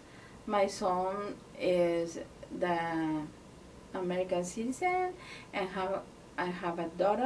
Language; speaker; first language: English; non-native, learner; Portuguese